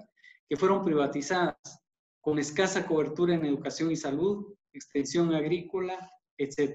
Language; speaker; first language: Spanish; native; Spanish